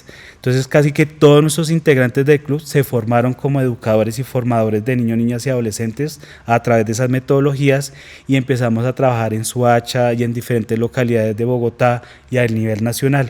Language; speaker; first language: Spanish; native; Spanish